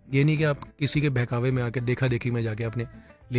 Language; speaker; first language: Hindi; native; Hindi